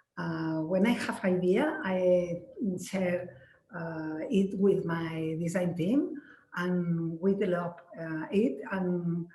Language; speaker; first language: English; non-native, learner; Spanish